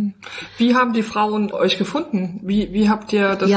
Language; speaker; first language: German; native; German